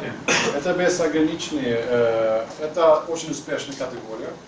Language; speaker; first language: Russian; non-native, learner; Swedish